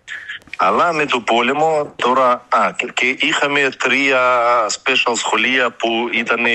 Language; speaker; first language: Greek; non-native, learner; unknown